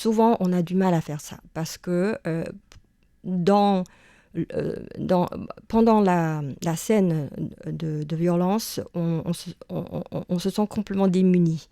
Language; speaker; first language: French; non-native, fluent; Chinese